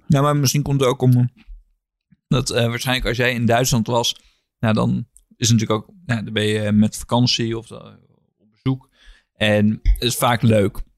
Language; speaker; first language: Dutch; native; Dutch